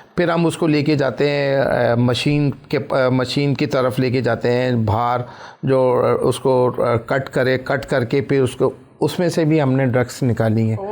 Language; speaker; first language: Urdu; native; Urdu